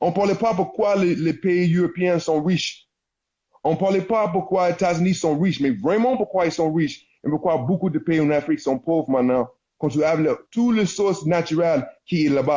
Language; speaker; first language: French; non-native, learner; English